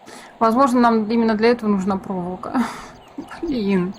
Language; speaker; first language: Russian; native; Russian